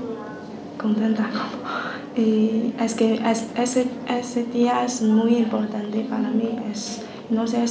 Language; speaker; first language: Spanish; non-native, learner; Chinese